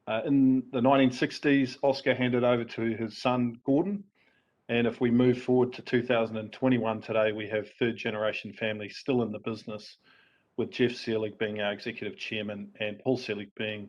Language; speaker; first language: English; native; English